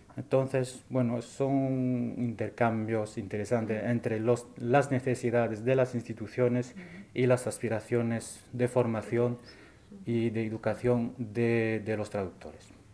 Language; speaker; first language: Spanish; non-native, fluent; French